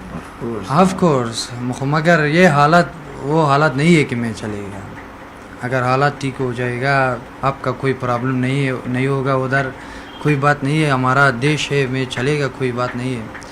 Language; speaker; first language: Hindi; non-native, learner; Persian